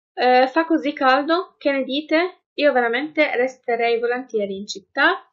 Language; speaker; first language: Italian; non-native, fluent; Arabic